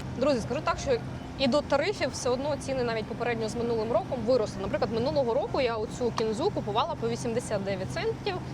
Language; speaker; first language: Ukrainian; native; Ukrainian